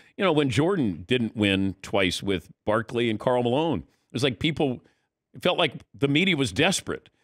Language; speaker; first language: English; native; English